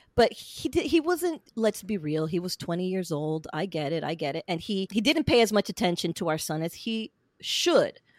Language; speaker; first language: English; native; English